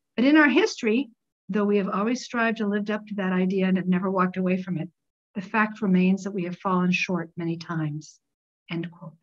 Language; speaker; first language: English; native; English